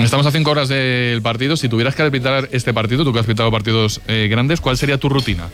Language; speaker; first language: Spanish; native; Spanish